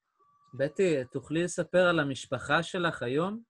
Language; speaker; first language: Hebrew; native; Hebrew